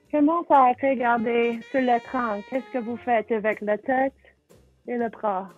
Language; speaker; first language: French; non-native, fluent; English